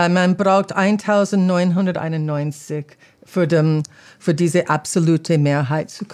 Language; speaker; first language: German; non-native, fluent; English